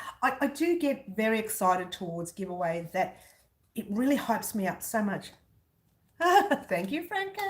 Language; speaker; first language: English; native; English